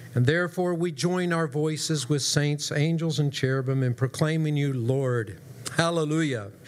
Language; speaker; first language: English; native; English